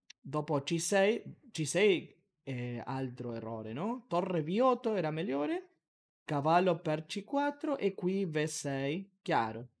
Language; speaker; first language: Italian; non-native, learner; Spanish